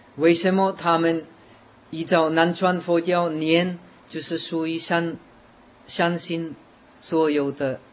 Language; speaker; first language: Chinese; non-native, fluent; Czech